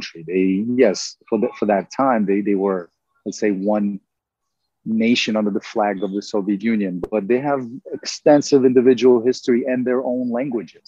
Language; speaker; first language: English; non-native, fluent; Russian